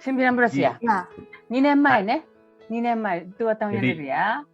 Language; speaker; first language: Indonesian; non-native, fluent; Japanese